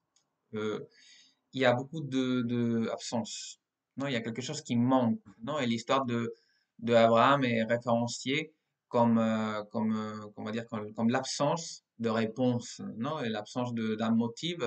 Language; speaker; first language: French; non-native, fluent; Spanish